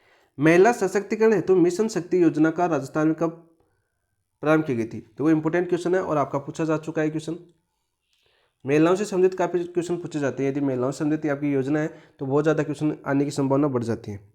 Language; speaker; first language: Hindi; native; Hindi